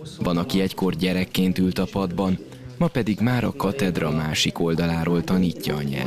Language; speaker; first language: Hungarian; native; Hungarian